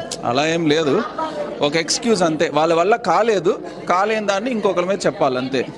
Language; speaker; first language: Telugu; native; Telugu